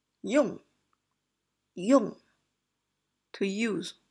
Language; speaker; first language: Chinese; non-native, local second language; Malay